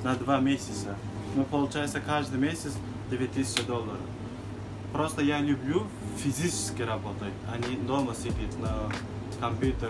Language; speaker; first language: Russian; non-native, learner; Turkmen